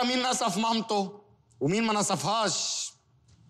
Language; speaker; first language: Arabic; native; Arabic